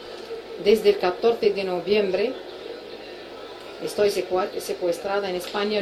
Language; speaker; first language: Spanish; non-native, fluent; Arabic